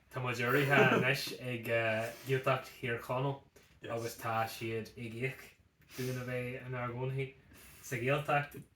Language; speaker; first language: Irish; non-native, local second language; English